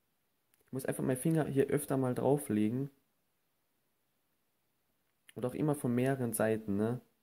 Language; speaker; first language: German; native; German